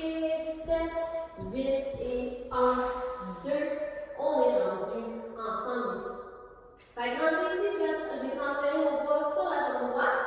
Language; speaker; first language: French; native; French